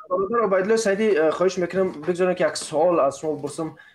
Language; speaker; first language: Persian; native; Persian